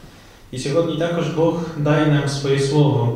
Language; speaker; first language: Ukrainian; non-native, fluent; Polish